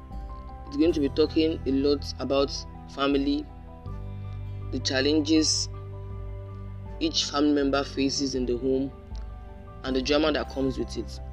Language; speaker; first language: English; non-native, local second language; Yoruba